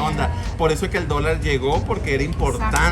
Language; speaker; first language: Spanish; native; Spanish